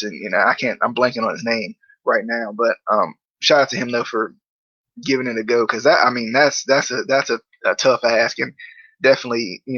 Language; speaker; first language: English; native; English